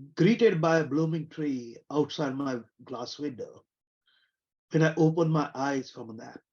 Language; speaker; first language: English; non-native, local second language; Marathi